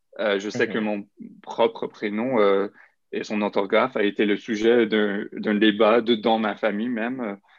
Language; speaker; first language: French; non-native, local second language; English